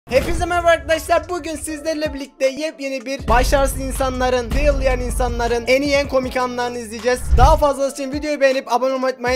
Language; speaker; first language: Turkish; native; Turkish